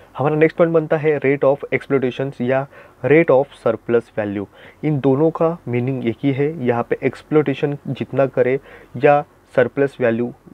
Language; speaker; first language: Hindi; non-native, local second language; Marathi